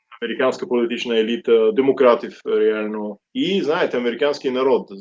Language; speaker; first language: Ukrainian; non-native, fluent; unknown